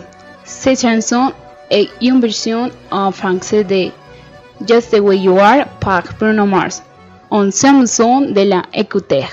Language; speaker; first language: French; non-native, learner; Spanish